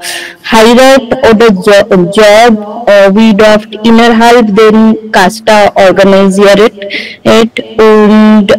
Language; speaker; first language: German; non-native, learner; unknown